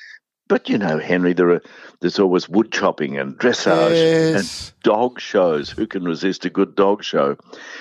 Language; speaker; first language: English; native; English